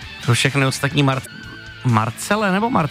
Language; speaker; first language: Czech; native; Czech